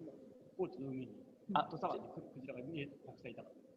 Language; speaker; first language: Japanese; native; Japanese